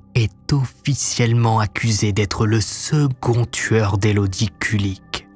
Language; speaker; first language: French; native; French